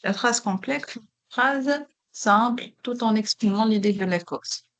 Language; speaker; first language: French; non-native, local second language; Arabic